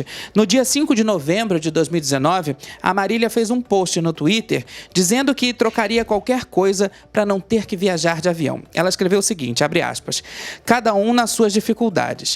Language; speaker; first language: Portuguese; native; Portuguese